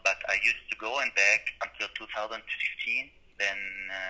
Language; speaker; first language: English; non-native, learner; Arabic